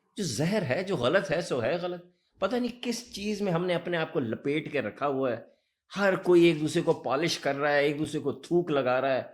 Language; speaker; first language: Urdu; early bilingual, heritage; Urdu